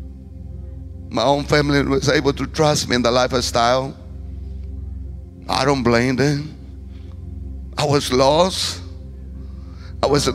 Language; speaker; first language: English; non-native, fluent; Spanish